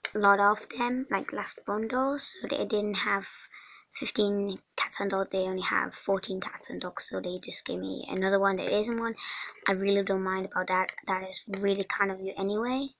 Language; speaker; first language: English; non-native, fluent; Swedish